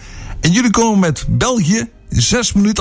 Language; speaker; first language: Dutch; native; Dutch